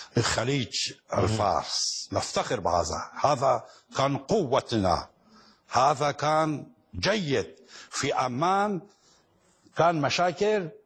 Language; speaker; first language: Arabic; non-native, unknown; Persian